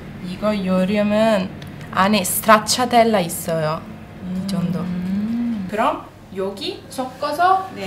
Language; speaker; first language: Korean; non-native, learner; Italian